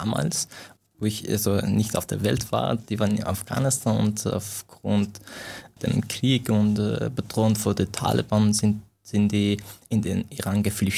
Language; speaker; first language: German; non-native, fluent; Persian